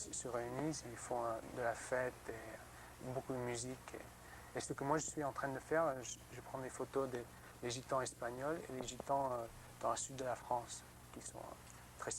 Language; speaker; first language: French; non-native, learner; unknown